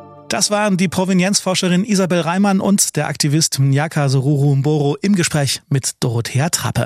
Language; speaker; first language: German; native; German